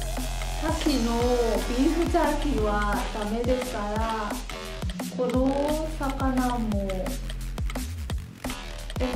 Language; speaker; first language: Japanese; non-native, learner; Vietnamese